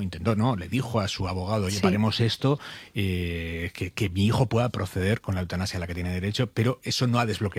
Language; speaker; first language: Spanish; native; Spanish